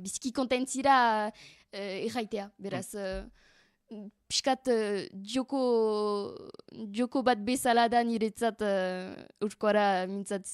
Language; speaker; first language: Basque; non-native, learner; French